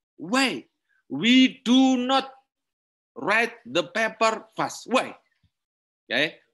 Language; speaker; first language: English; non-native, learner; Indonesian